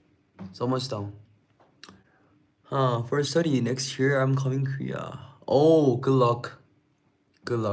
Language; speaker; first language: English; non-native, learner; Korean